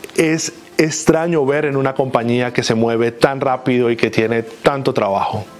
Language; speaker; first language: Spanish; native; Spanish